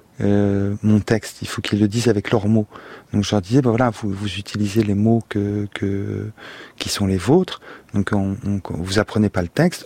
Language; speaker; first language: French; native; French